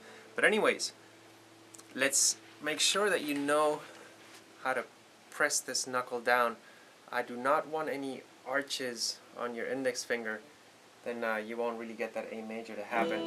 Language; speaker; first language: English; native; English